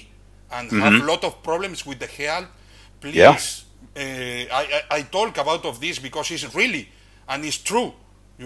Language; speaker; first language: English; non-native, learner; Spanish